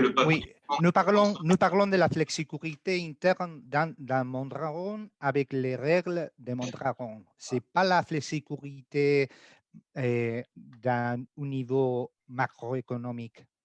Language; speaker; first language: French; non-native, learner; Spanish